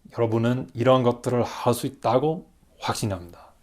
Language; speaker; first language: Korean; non-native, learner; English